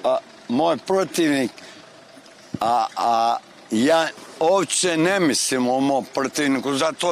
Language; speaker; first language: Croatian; non-native, learner; Portuguese